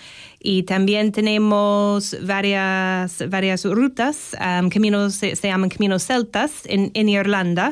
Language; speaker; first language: Spanish; non-native, fluent; English